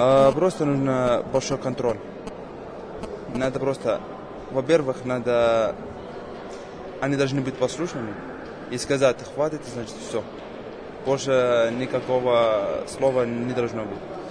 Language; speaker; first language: Russian; non-native, fluent; Arabic